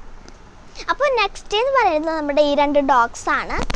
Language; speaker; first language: Malayalam; native; Malayalam